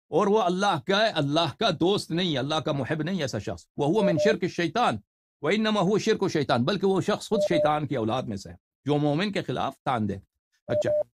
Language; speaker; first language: Urdu; native; Urdu